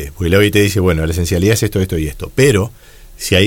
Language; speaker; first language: Spanish; native; Spanish